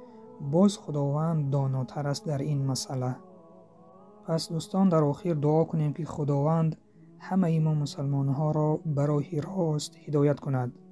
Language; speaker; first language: Persian; native; Persian